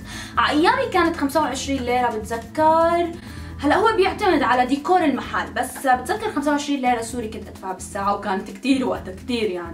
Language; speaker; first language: Arabic; native; Arabic